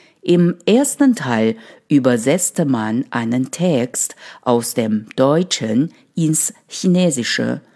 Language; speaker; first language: German; non-native, fluent; Chinese